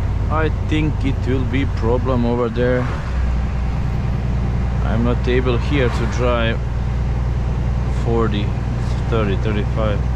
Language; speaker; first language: English; non-native, fluent; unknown